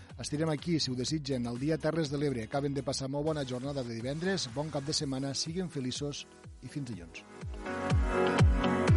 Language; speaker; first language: Catalan; native; Catalan